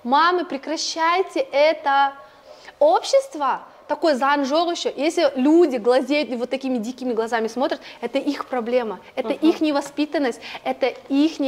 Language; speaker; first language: Russian; non-native, local second language; Kazakh